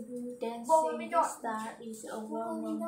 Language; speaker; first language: English; non-native, learner; Vietnamese